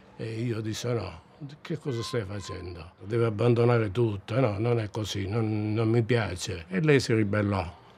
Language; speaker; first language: Italian; native; Italian